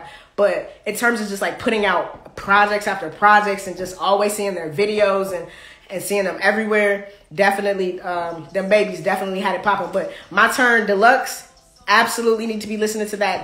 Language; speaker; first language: English; native; English